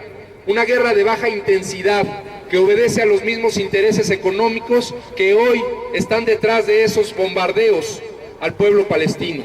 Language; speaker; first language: Spanish; native; Spanish